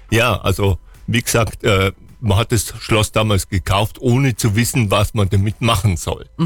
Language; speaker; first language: German; native; German